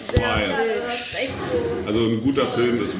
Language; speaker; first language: German; native; German